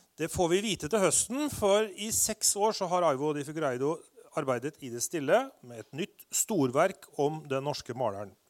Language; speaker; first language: Norwegian; native; Norwegian